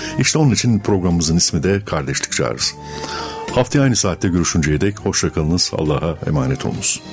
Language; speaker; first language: Turkish; native; Turkish